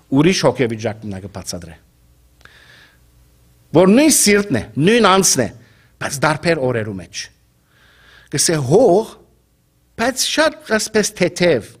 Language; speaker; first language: Armenian; native; Armenian